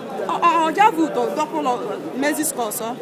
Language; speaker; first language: Italian; non-native, learner; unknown